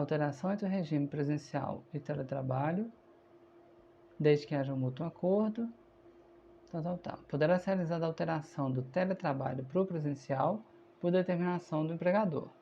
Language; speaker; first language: Portuguese; native; Portuguese